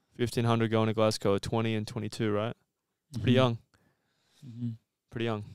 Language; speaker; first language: English; native; English